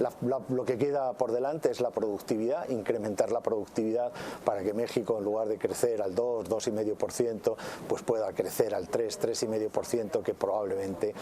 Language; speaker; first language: Spanish; native; Spanish